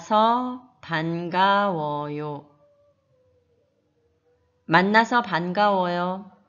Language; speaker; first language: Korean; non-native, fluent; Malagasy